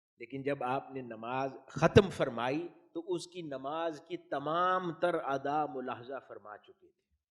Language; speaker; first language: Urdu; native; Urdu